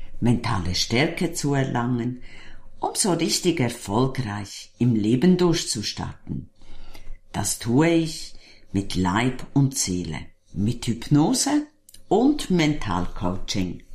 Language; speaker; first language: German; native; German